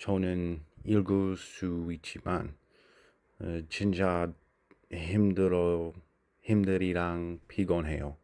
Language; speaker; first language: Korean; non-native, learner; English